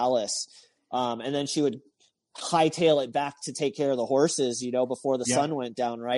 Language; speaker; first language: English; native; English